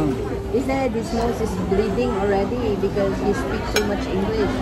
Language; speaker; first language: English; non-native, local second language; Filipino